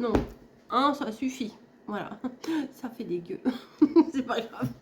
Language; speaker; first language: French; native; French